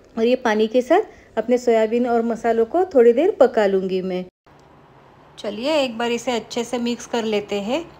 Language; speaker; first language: Hindi; non-native, local second language; Marathi